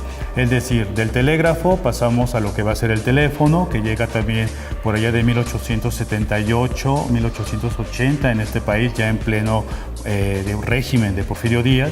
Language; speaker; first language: Spanish; native; Spanish